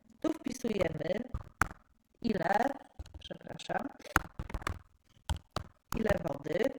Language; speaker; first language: Polish; native; Polish